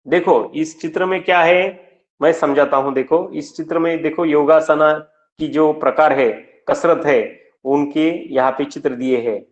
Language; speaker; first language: Hindi; non-native, local second language; Marathi